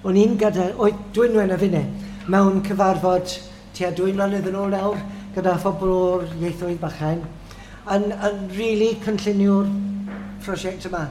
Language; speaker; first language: Welsh; non-native, fluent; English